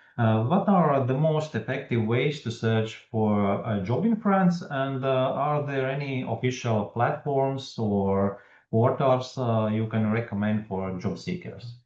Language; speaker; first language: English; non-native, fluent; Latvian